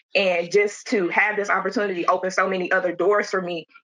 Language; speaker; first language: English; native; English